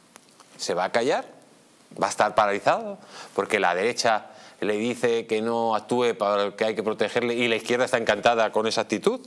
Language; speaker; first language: Spanish; native; Spanish